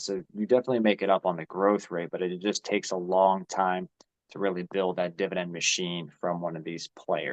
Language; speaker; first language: English; native; English